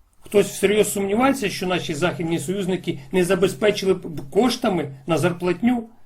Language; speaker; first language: Ukrainian; non-native, local second language; Russian